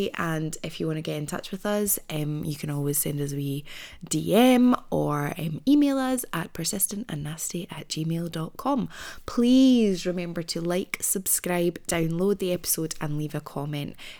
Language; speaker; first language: English; native; English